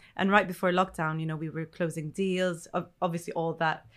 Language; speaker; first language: English; non-native, fluent; Arabic